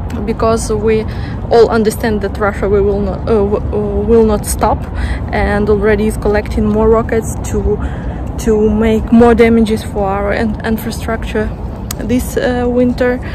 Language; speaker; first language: English; non-native, fluent; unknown